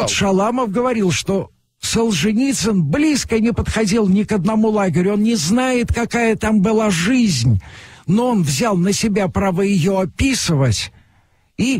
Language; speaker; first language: Russian; native; Russian